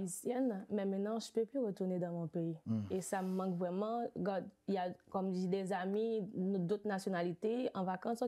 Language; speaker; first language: French; non-native, local second language; Haitian Creole